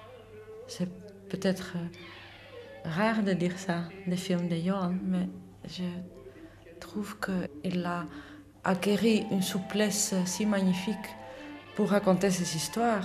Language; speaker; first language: French; non-native, fluent; Dutch